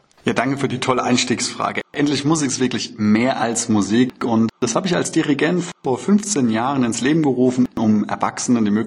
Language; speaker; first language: German; native; German